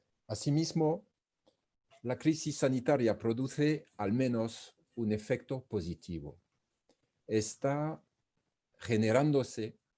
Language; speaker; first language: Spanish; non-native, fluent; French